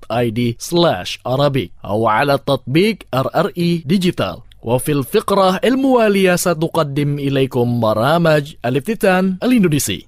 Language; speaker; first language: Arabic; non-native, fluent; Indonesian